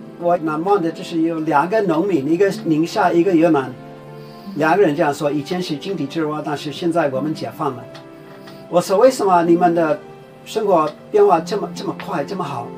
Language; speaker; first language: Chinese; non-native, fluent; English